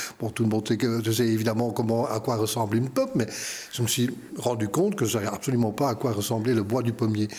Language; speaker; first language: French; non-native, local second language; Dutch